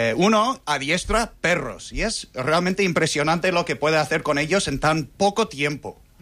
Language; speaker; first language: Spanish; non-native, fluent; English